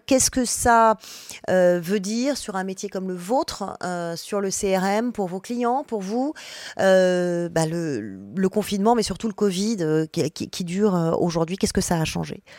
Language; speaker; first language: French; native; French